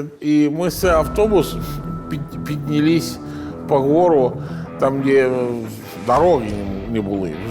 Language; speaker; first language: Ukrainian; non-native, learner; Italian